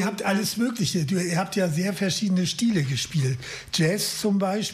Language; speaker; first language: German; native; German